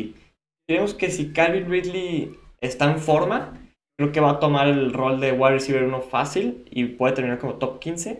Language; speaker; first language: Spanish; native; Spanish